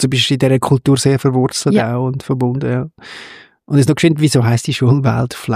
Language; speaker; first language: German; native; German